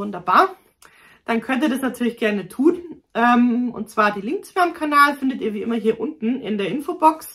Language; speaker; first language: German; native; German